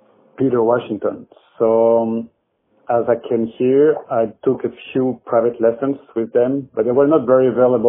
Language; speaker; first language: English; non-native, fluent; French